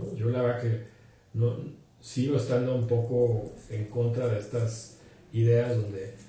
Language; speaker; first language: Spanish; native; Spanish